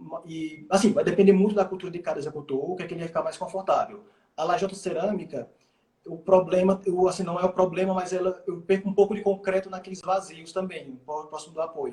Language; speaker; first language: Portuguese; native; Portuguese